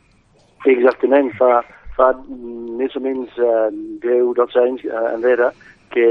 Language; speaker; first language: Catalan; non-native, fluent; English